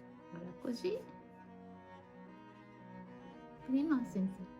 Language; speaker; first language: Italian; non-native, fluent; Japanese